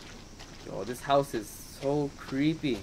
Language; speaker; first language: English; native; English